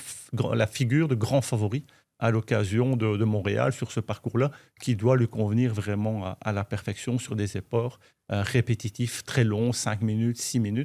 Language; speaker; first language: French; native; French